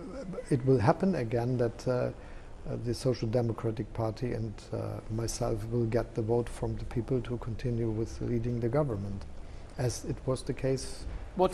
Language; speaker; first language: English; non-native, fluent; German